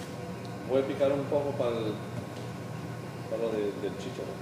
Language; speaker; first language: Spanish; early bilingual, heritage; Spanish